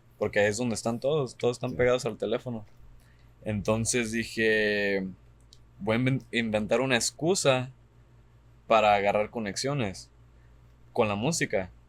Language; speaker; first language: Spanish; early bilingual, heritage; Spanish